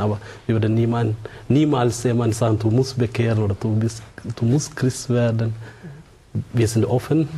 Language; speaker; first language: German; non-native, fluent; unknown